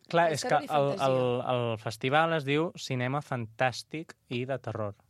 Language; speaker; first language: Catalan; non-native, local second language; Spanish